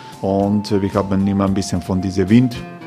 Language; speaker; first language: German; non-native, fluent; Croatian